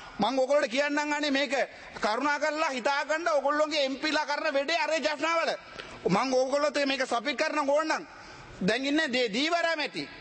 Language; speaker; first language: Sinhala; non-native, local second language; Tamil